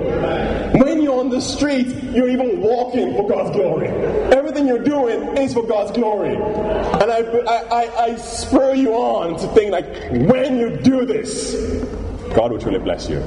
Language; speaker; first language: English; non-native, local second language; Yoruba